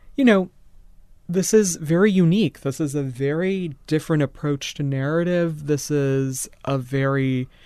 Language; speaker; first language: English; native; English